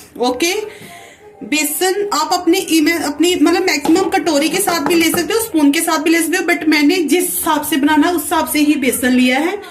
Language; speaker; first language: Hindi; non-native, local second language; Punjabi